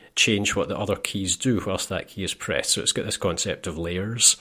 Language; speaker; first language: English; native; English